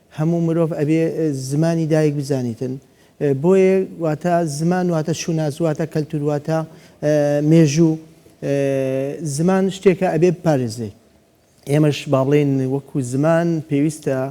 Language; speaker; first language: Central Kurdish; non-native, local second language; Assyrian Neo-Aramaic